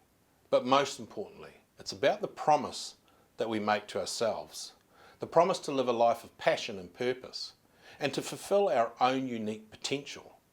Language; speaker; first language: English; native; English